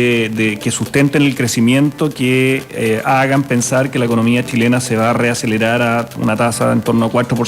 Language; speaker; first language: Spanish; native; Spanish